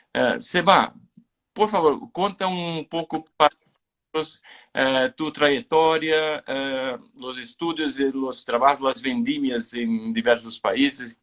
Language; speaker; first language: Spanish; non-native, fluent; Portuguese